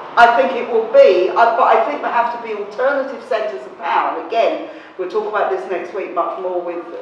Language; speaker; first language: English; native; English